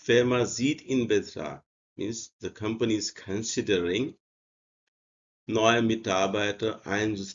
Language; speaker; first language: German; non-native, learner; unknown